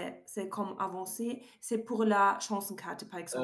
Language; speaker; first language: French; non-native, learner; German